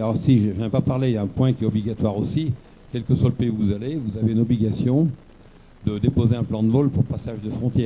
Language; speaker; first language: French; native; French